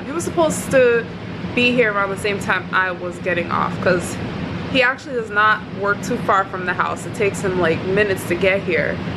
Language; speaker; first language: English; native; English